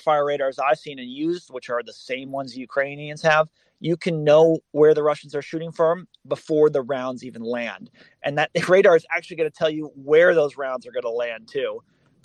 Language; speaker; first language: English; native; English